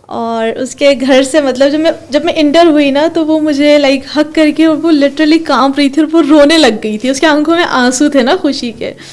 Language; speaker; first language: Urdu; early bilingual, heritage; Urdu